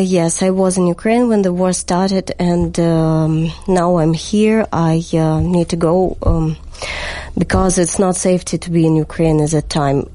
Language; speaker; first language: English; non-native, learner; Ukrainian